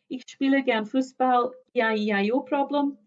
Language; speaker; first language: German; non-native, fluent; English